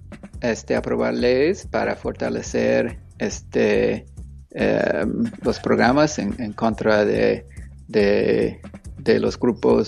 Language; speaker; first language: Spanish; non-native, fluent; English